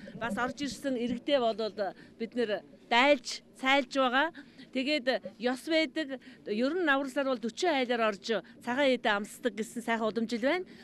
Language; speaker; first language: Mongolian; non-native, local second language; Kazakh